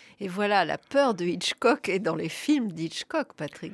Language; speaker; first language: French; native; French